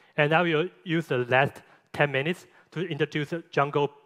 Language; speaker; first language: English; non-native, fluent; Chinese